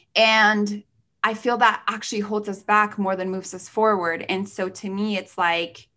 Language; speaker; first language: English; early bilingual, other home language; Spanish